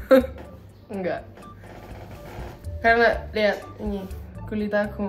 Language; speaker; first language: Indonesian; non-native, learner; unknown